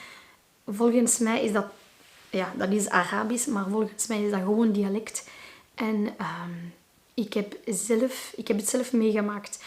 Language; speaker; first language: Dutch; non-native, local second language; Arabic